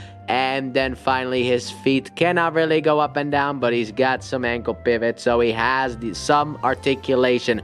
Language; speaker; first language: English; native; English